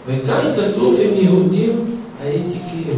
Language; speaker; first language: Hebrew; non-native, fluent; Russian